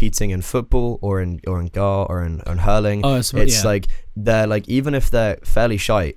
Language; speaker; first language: English; native; English